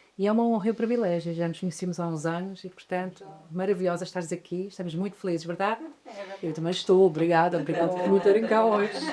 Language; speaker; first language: Portuguese; native; Portuguese